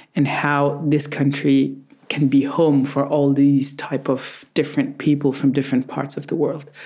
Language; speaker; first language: English; non-native, fluent; Persian